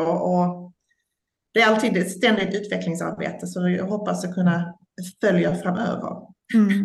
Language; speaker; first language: Swedish; non-native, fluent; English